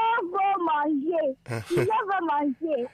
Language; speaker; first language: French; non-native, learner; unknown